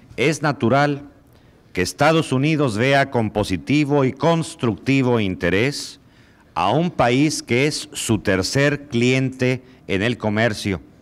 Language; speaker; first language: Spanish; native; Spanish